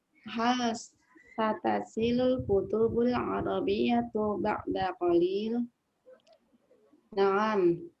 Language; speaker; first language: Arabic; non-native, learner; Indonesian